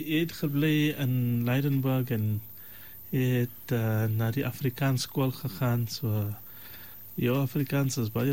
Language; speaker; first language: Afrikaans; non-native, local second language; English